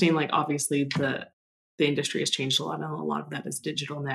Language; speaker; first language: English; native; English